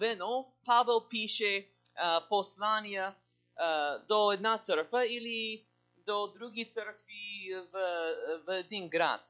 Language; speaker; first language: Bulgarian; non-native, learner; English